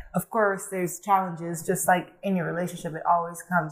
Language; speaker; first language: English; early bilingual, other home language; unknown